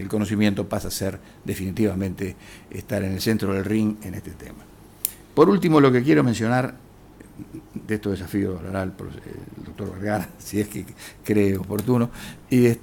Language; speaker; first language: Spanish; native; Spanish